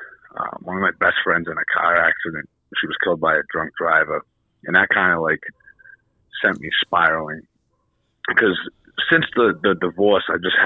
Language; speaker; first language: English; native; English